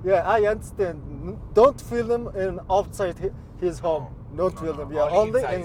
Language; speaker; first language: English; non-native, learner; Mongolian